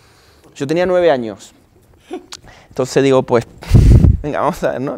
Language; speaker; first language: Spanish; native; Spanish